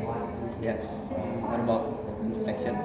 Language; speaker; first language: English; non-native, learner; Indonesian